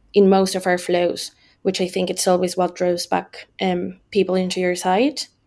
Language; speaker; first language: English; non-native, fluent; Spanish